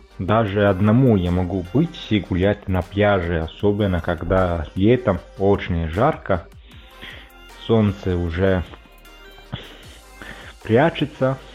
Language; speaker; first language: Russian; non-native, fluent; Italian